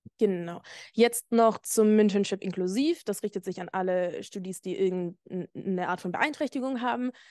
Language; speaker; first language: German; native; German